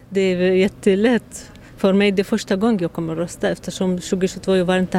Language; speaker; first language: Swedish; non-native, learner; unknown